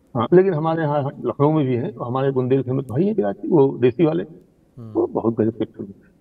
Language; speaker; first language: Hindi; native; Hindi